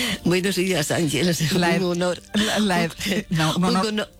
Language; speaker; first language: Spanish; native; Spanish